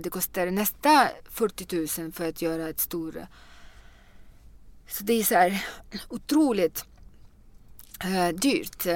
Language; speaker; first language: Swedish; non-native, fluent; Russian